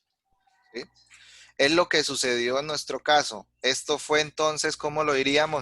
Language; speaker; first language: Spanish; native; Spanish